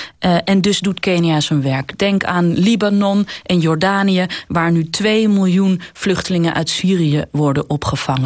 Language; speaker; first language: Dutch; native; Dutch